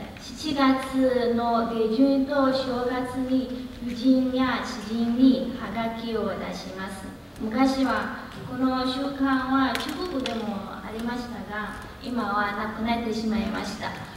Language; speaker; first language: Japanese; non-native, learner; Chinese